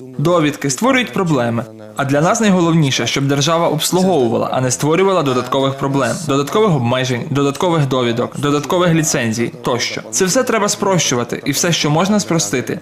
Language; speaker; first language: Ukrainian; non-native, fluent; Georgian